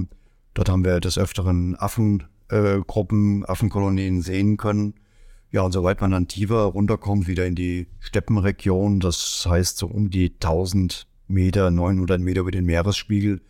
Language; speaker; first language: German; native; German